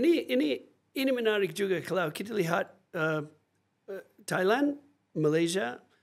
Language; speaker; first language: Indonesian; non-native, fluent; English